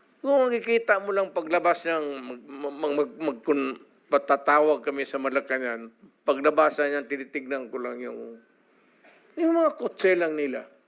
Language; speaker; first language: Filipino; non-native, local second language; Cebuano